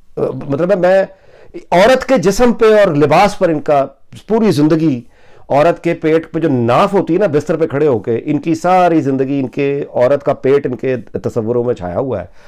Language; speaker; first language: Urdu; native; Urdu